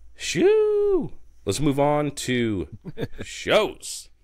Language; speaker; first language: English; native; English